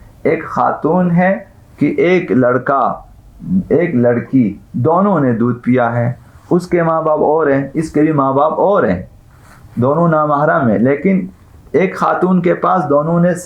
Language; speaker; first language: Urdu; non-native, local second language; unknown